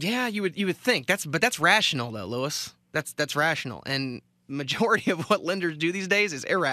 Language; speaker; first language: English; native; English